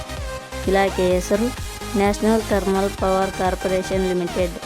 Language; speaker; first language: Kannada; native; Kannada